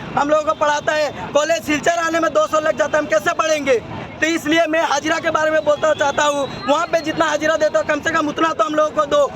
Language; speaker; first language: Hindi; non-native, local second language; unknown